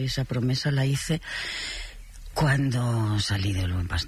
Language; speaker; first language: Spanish; native; Spanish